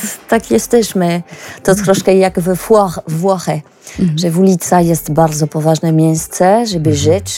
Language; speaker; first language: Polish; non-native, learner; French